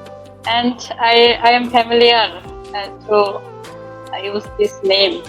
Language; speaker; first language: English; non-native, learner; Bangla